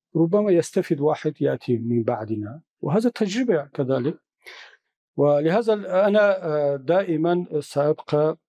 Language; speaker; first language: Arabic; non-native, fluent; Tajik